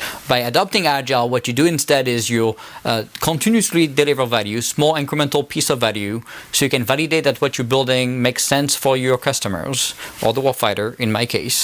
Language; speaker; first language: English; non-native, fluent; French